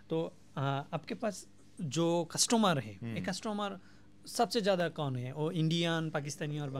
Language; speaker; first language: Hindi; non-native, learner; Bangla